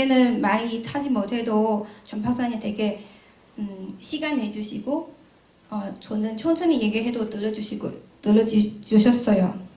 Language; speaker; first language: Korean; non-native, learner; Chinese